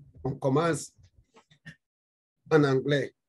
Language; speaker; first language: French; non-native, fluent; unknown